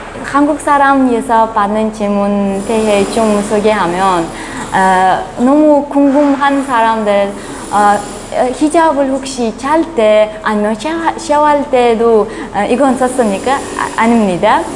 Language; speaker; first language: Korean; non-native, learner; Uzbek